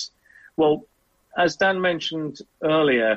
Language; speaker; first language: English; native; English